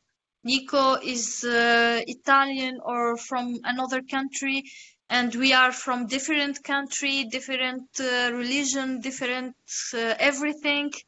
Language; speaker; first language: English; non-native, learner; Arabic